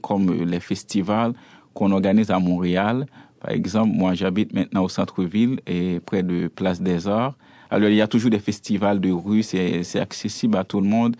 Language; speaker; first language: French; non-native, local second language; Haitian Creole